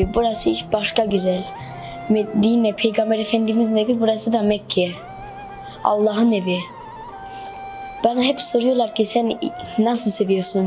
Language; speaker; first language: Turkish; early bilingual, heritage; Turkish